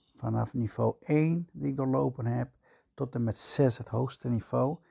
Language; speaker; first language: Dutch; non-native, fluent; Spanish